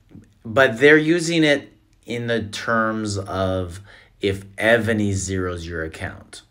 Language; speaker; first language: English; native; English